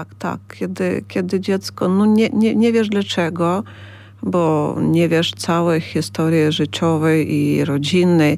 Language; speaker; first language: Polish; non-native, fluent; Ukrainian